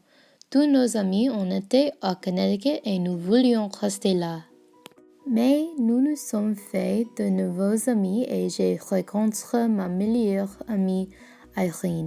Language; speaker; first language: French; non-native, learner; English